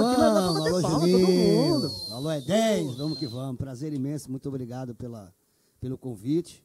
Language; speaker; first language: Portuguese; native; Portuguese